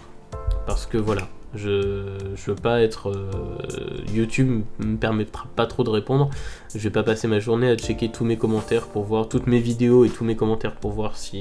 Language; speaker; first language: French; native; French